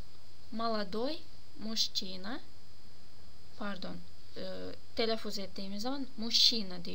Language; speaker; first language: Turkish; non-native, fluent; Russian